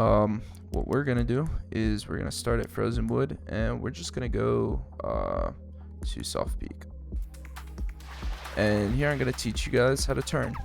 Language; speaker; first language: English; native; English